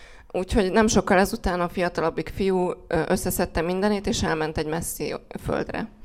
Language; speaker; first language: Hungarian; native; Hungarian